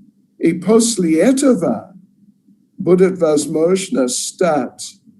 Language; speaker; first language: Russian; non-native, learner; English